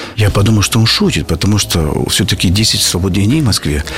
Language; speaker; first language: Russian; non-native, fluent; Portuguese